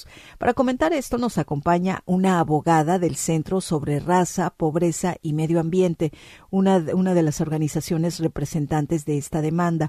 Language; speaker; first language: Spanish; native; Spanish